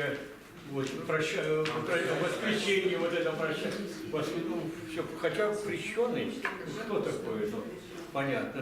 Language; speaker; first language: Russian; native; Russian